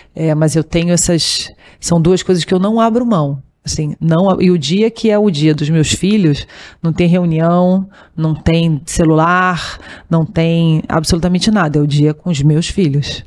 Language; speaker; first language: Portuguese; native; Portuguese